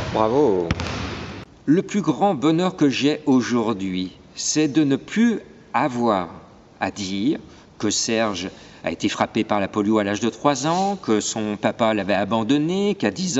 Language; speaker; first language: French; native; French